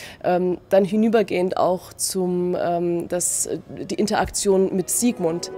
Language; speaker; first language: German; native; German